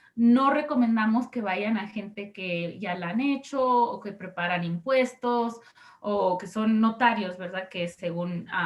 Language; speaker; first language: Spanish; early bilingual, other home language; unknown